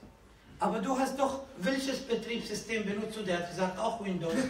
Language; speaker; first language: German; non-native, fluent; Arabic